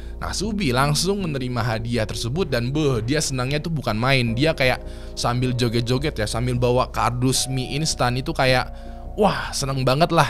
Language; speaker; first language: Indonesian; native; Indonesian